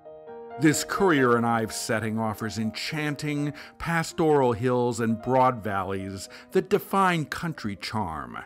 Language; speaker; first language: English; native; English